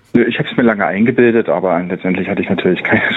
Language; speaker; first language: German; native; German